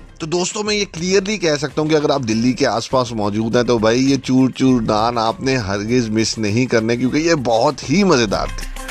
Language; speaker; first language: Urdu; non-native, local second language; Punjabi